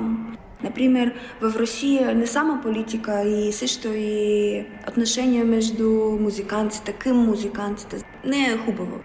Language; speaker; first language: Bulgarian; non-native, learner; Russian